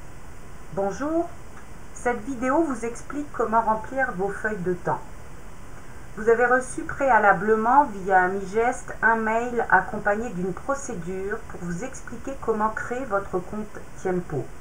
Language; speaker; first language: French; native; French